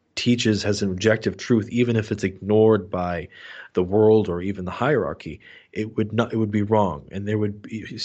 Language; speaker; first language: English; native; English